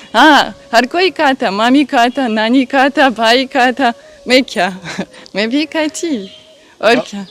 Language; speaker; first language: Hindi; non-native, learner; Russian